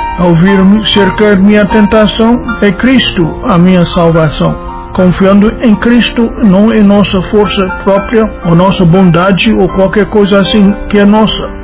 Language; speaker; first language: Portuguese; non-native, fluent; English